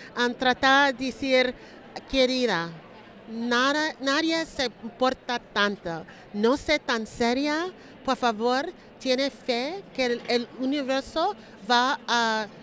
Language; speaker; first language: Spanish; early bilingual, heritage; Spanish